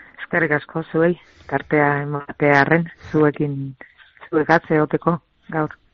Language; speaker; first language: Basque; native; Basque